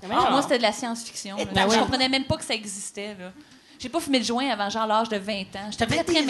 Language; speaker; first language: French; native; French